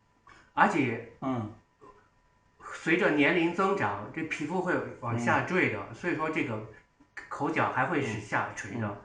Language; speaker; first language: Chinese; native; Chinese